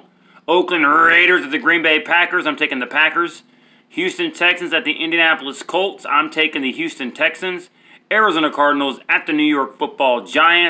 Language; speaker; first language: English; native; English